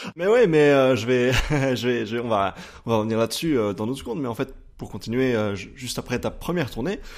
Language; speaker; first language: French; native; French